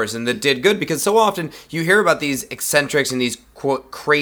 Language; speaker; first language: English; native; English